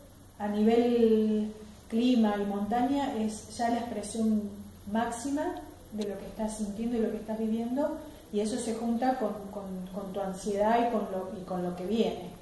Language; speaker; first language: Spanish; native; Spanish